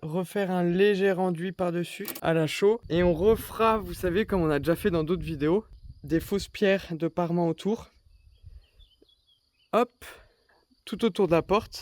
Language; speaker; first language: French; native; French